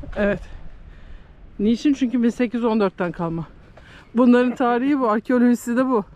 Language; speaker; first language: Turkish; native; Turkish